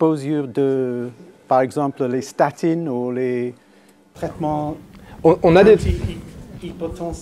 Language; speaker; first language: French; non-native, fluent; English